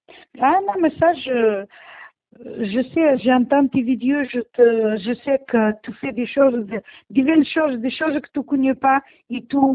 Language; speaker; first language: French; non-native, learner; Portuguese